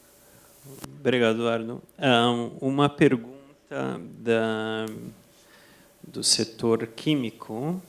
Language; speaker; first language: Portuguese; non-native, fluent; Spanish